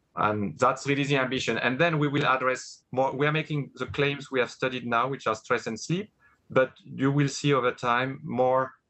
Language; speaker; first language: English; non-native, fluent; French